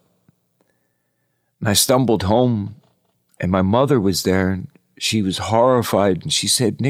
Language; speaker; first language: English; native; English